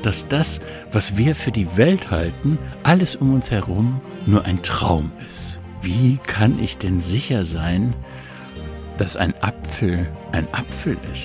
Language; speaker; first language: German; native; German